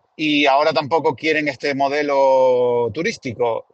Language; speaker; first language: Spanish; native; Spanish